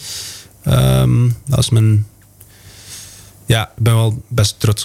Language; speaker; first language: Dutch; non-native, local second language; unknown